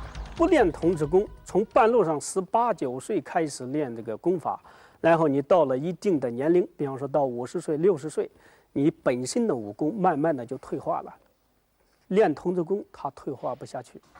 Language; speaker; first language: Chinese; native; Chinese